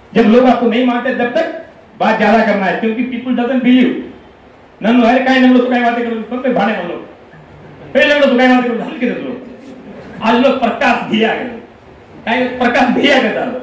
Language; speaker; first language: Hindi; non-native, local second language; Telugu